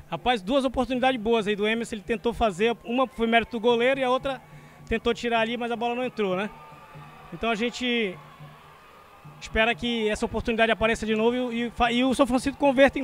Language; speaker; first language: Portuguese; native; Portuguese